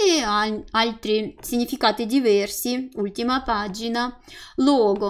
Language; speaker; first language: Italian; non-native, fluent; Russian